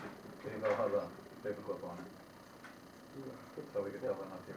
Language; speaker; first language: English; native; English